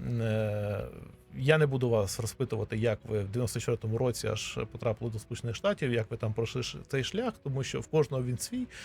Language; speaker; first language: Ukrainian; native; Ukrainian